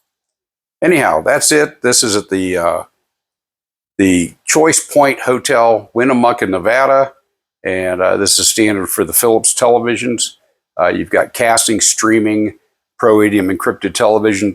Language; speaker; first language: English; native; English